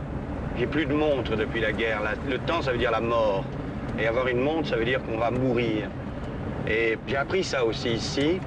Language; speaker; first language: French; native; French